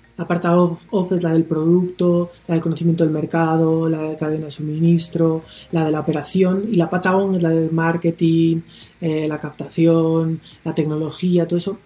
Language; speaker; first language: Spanish; native; Spanish